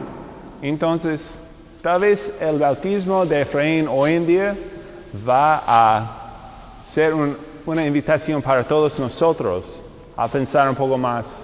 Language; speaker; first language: Spanish; non-native, fluent; English